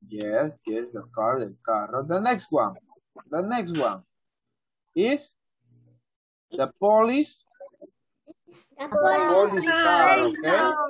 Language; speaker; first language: English; non-native, learner; Spanish